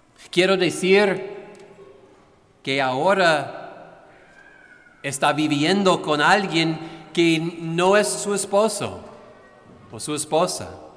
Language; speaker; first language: Spanish; non-native, fluent; English